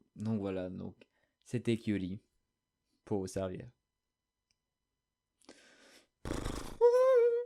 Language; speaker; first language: French; native; French